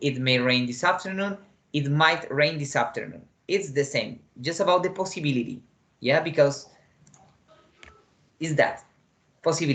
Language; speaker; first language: English; non-native, learner; Spanish